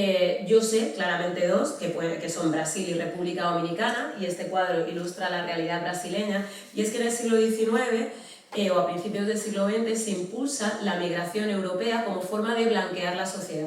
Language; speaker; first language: Spanish; native; Spanish